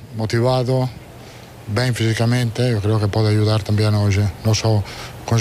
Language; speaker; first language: Portuguese; non-native, fluent; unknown